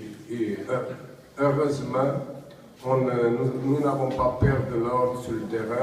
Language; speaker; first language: French; non-native, learner; Portuguese